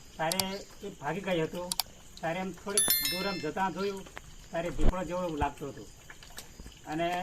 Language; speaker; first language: Gujarati; non-native, local second language; Rathawi